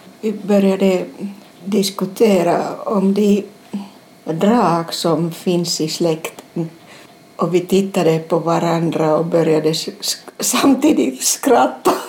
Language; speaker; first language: Swedish; non-native, fluent; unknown